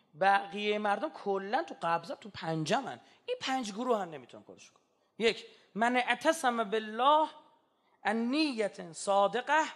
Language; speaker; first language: Persian; native; Persian